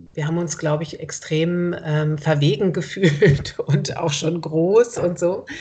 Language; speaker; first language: German; native; German